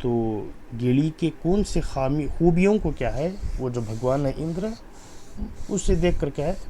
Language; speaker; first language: Urdu; non-native, local second language; Kannada